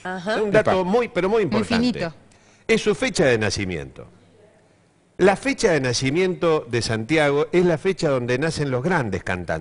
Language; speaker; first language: Spanish; native; Spanish